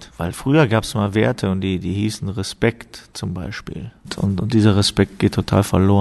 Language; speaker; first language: German; native; German